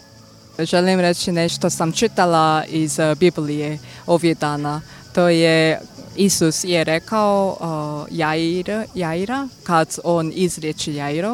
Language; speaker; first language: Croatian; non-native, learner; Korean